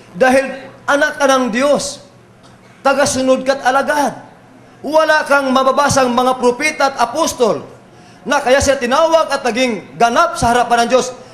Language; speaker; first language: Filipino; native; Filipino